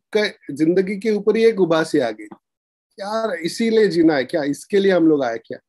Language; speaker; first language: Hindi; non-native, local second language; Marathi